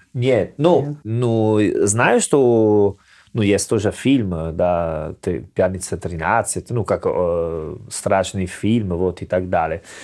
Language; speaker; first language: Russian; non-native, learner; Italian